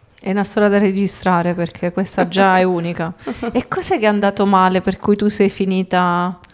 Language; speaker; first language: Italian; native; Italian